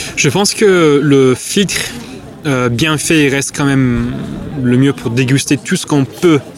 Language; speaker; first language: French; non-native, fluent; English